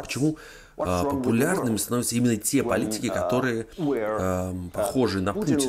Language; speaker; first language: Russian; native; Russian